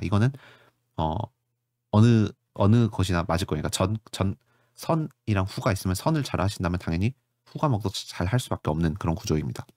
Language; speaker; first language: Korean; native; Korean